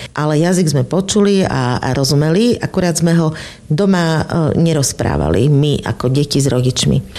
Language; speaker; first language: Slovak; native; Slovak